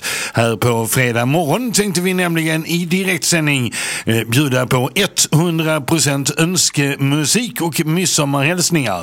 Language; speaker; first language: Swedish; native; Swedish